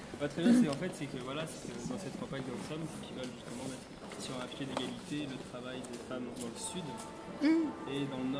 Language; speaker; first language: French; native; French